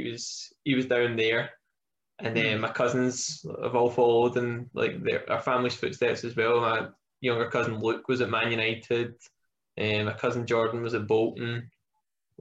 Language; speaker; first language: English; native; English